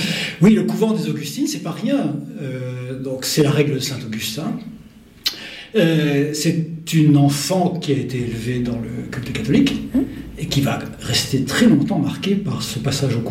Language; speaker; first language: French; native; French